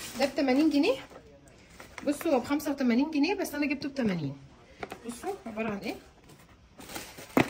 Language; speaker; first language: Arabic; native; Arabic